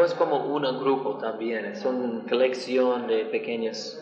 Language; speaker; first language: Spanish; non-native, learner; English